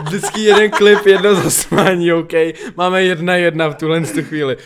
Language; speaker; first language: Czech; native; Czech